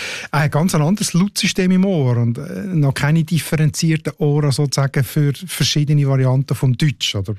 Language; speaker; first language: German; native; German